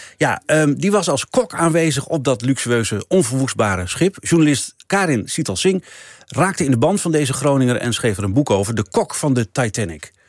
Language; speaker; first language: Dutch; native; Dutch